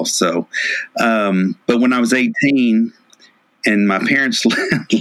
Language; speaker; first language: English; native; English